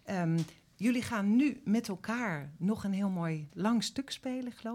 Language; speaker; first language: Dutch; native; Dutch